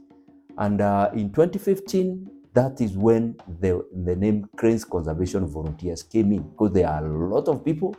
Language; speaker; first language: English; non-native, local second language; Kikuyu